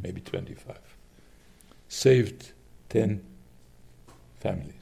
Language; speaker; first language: English; non-native, fluent; Slovak